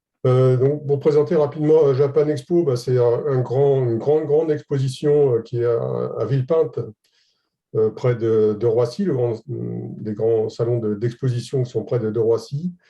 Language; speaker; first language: French; native; French